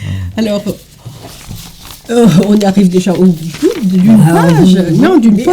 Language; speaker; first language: French; native; French